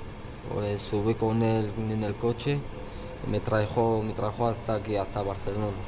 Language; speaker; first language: Spanish; early bilingual, other home language; Arabic